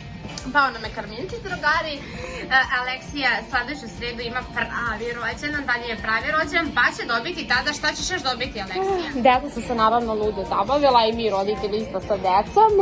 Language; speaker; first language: Bosnian; native; Bosnian